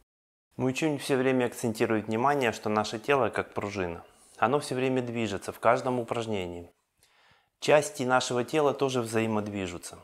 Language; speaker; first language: Russian; native; Russian